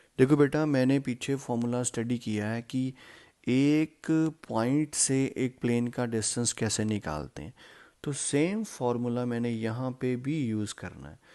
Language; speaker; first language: Hindi; non-native, local second language; Punjabi